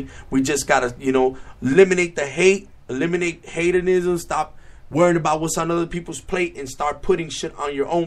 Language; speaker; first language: English; native; English